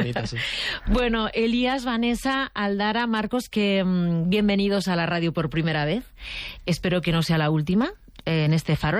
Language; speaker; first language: Spanish; native; Spanish